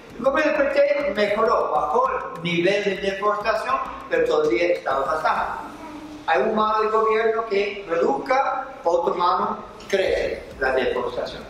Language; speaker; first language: Spanish; non-native, fluent; English